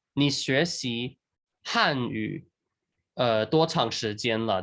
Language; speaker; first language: Chinese; non-native, fluent; English